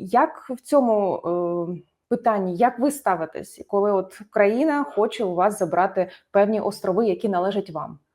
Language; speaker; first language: Ukrainian; native; Ukrainian